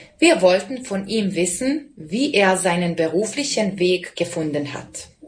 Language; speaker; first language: German; non-native, fluent; Serbian